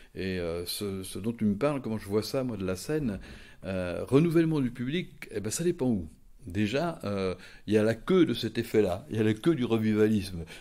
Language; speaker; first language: French; native; French